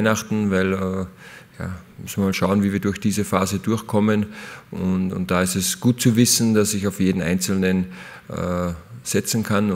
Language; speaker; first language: German; native; German